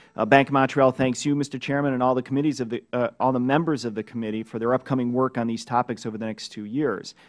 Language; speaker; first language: English; native; English